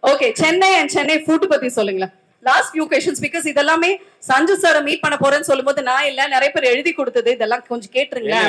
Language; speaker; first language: Tamil; native; Tamil